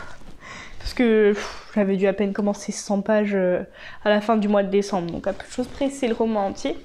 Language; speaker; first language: French; native; French